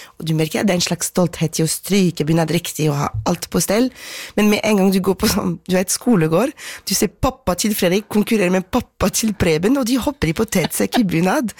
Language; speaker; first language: Norwegian; non-native, fluent; French